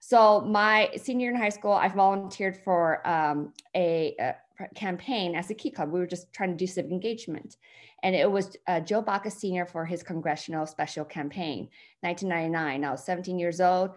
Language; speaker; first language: English; early bilingual, other home language; Vietnamese